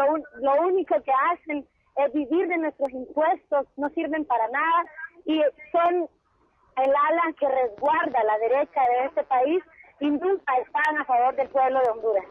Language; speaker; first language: Spanish; native; Spanish